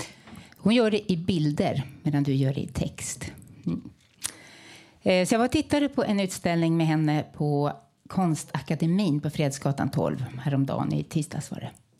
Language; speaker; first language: Swedish; native; Swedish